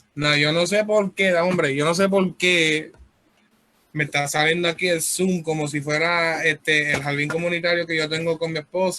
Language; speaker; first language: Spanish; early bilingual, heritage; Spanish